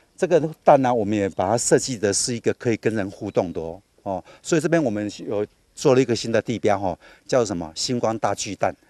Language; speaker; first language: Chinese; native; Chinese